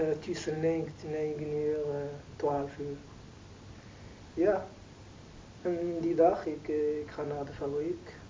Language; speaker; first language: Dutch; non-native, learner; Arabic